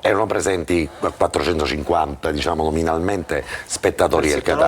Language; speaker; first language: Italian; native; Italian